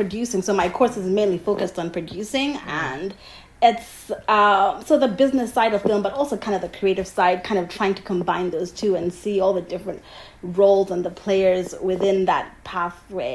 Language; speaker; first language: English; non-native, local second language; Ganda